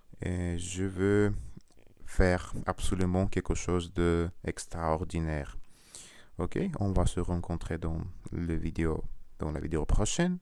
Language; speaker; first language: French; non-native, learner; Russian